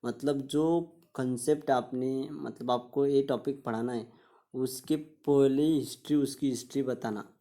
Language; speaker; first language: Hindi; non-native, local second language; Marathi